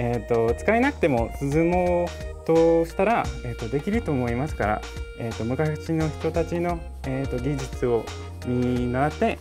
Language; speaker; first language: Japanese; non-native, fluent; English